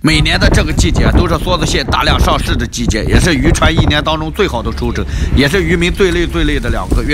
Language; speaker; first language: Chinese; native; Chinese